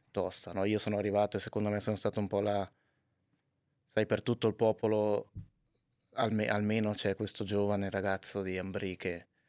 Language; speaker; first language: Italian; native; Italian